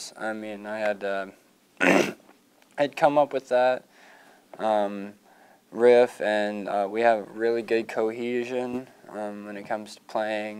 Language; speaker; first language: English; native; English